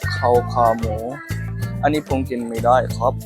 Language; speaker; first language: Thai; non-native, learner; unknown